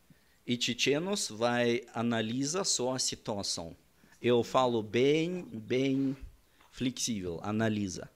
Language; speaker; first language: Portuguese; non-native, learner; Russian